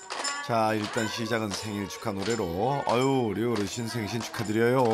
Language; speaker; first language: Korean; native; Korean